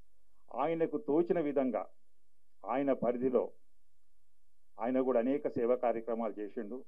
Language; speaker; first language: Telugu; native; Telugu